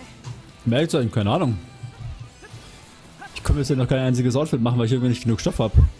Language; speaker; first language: German; native; German